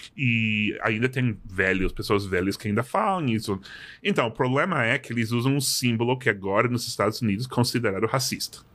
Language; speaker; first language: Portuguese; non-native, fluent; English